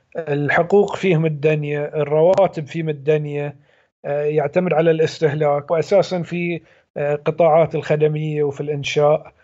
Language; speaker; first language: Arabic; native; Arabic